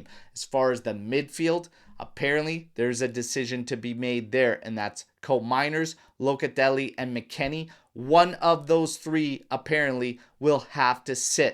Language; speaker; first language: English; native; English